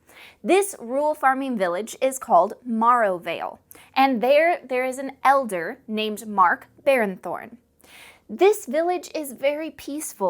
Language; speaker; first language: English; native; English